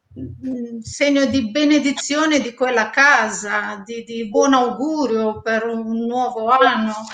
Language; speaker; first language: Italian; non-native, fluent; Romanian